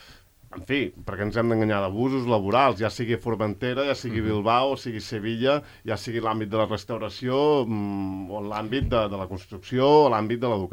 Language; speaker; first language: Catalan; native; Catalan